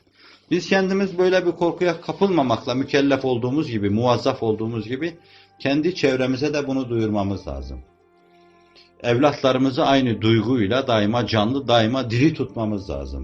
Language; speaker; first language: Turkish; native; Turkish